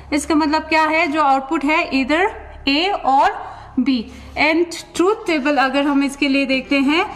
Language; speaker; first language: Hindi; non-native, local second language; Ladakhi